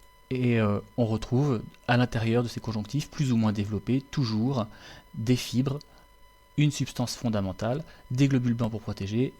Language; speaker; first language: French; native; French